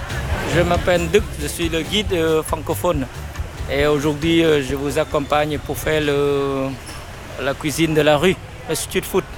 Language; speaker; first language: French; non-native, fluent; Vietnamese